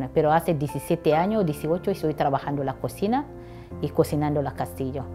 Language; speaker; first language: Spanish; non-native, learner; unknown